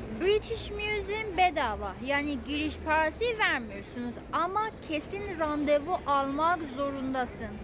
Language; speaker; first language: Turkish; non-native, fluent; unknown